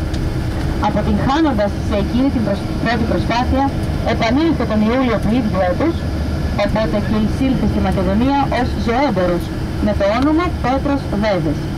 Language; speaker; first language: Greek; native; Greek